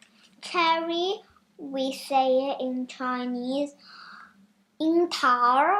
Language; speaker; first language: English; non-native, fluent; Chinese